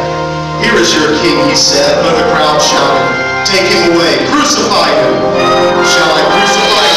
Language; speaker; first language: English; native; English